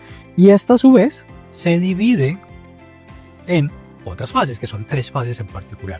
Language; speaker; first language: Spanish; native; Spanish